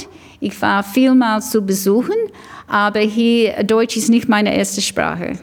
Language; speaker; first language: German; early bilingual, heritage; English